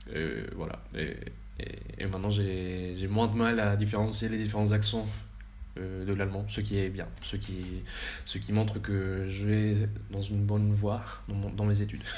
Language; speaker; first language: French; early bilingual, heritage; French